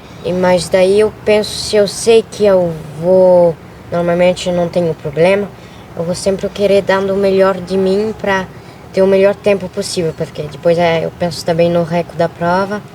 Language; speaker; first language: Portuguese; early bilingual, other home language; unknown